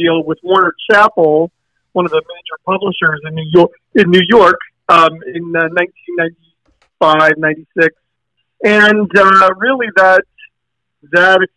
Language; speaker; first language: English; native; English